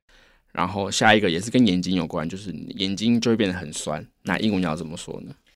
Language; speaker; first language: Chinese; native; Chinese